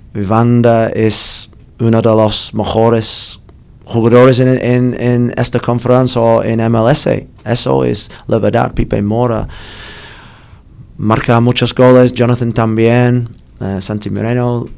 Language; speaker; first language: Spanish; non-native, learner; English